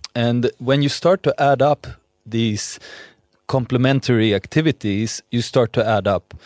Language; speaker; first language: English; non-native, fluent; Swedish